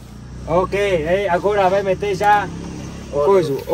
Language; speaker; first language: Portuguese; non-native, learner; Vietnamese